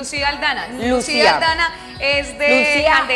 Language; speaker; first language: Spanish; native; Spanish